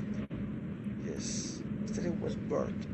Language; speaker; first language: English; non-native, learner; Spanish